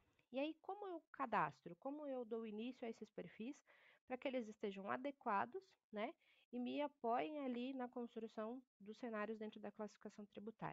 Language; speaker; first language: Portuguese; native; Portuguese